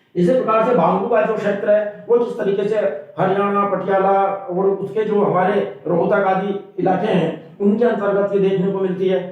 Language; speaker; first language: Hindi; native; Hindi